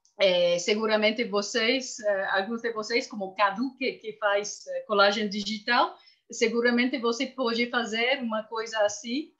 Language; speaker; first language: Portuguese; non-native, fluent; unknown